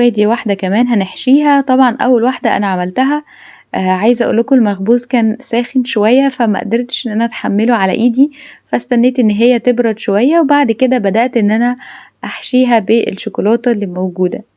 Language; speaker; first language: Arabic; native; Arabic